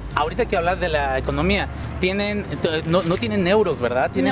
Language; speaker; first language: Spanish; native; Spanish